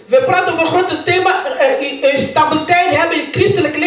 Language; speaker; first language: Dutch; non-native, learner; Lingala